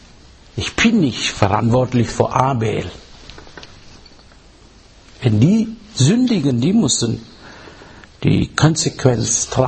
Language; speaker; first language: German; non-native, fluent; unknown